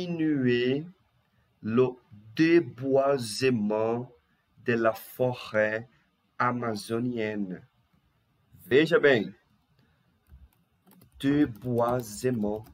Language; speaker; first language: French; non-native, fluent; Portuguese